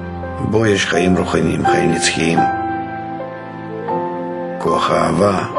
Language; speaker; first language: Hebrew; non-native, fluent; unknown